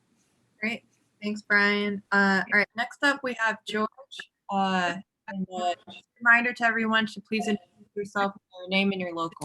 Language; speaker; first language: English; native; English